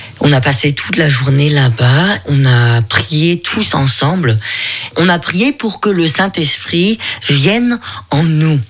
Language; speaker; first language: French; non-native, fluent; German